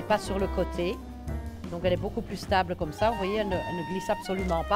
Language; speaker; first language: French; native; French